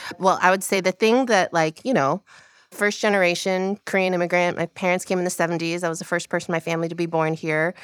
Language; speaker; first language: English; early bilingual, other home language; Korean